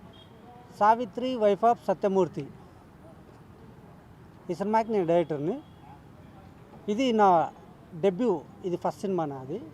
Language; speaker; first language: Telugu; native; Telugu